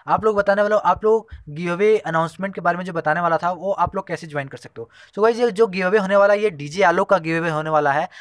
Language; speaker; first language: Hindi; native; Hindi